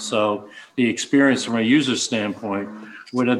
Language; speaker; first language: English; native; English